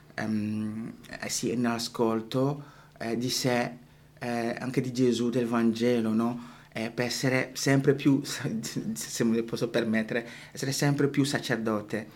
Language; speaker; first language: Italian; non-native, fluent; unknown